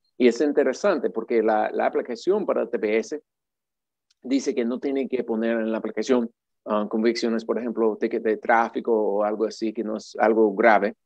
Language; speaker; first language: Spanish; non-native, fluent; English